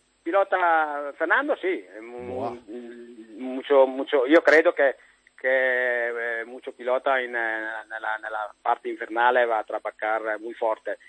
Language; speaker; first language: Spanish; non-native, learner; Italian